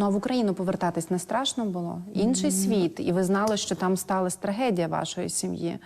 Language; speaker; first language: Ukrainian; native; Ukrainian